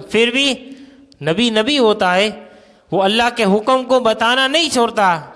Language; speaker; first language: Urdu; non-native, local second language; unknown